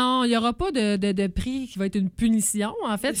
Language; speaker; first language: French; native; French